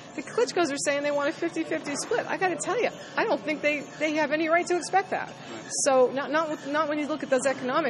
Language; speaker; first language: English; native; English